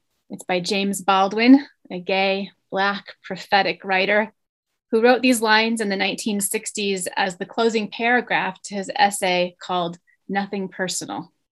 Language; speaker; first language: English; native; English